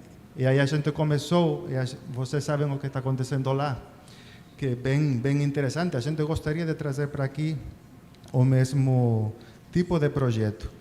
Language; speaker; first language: Portuguese; non-native, fluent; Spanish